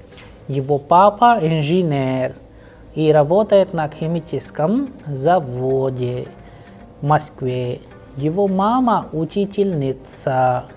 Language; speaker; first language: Russian; non-native, fluent; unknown